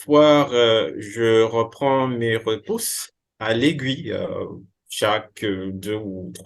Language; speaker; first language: French; non-native, fluent; English